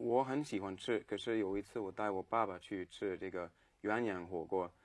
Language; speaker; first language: Chinese; non-native, learner; English